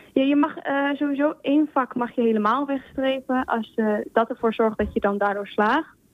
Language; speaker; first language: Dutch; early bilingual, other home language; Spanish